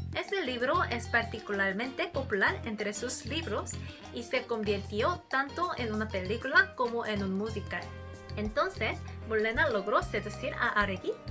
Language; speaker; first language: Spanish; non-native, learner; Korean